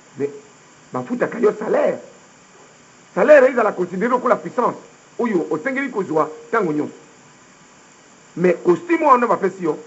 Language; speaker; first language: Lingala; native; Lingala